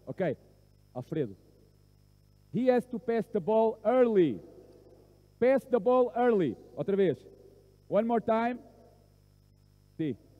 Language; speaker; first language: English; non-native, fluent; Portuguese